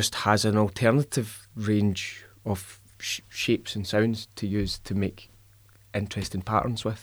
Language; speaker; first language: English; native; English